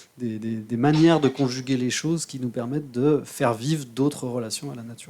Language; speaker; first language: French; native; French